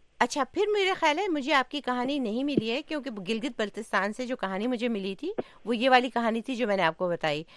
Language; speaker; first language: Urdu; native; Urdu